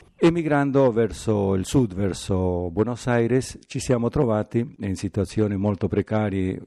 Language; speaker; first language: Italian; non-native, fluent; Spanish